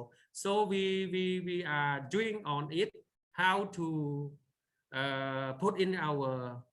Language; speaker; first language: English; non-native, learner; Khmer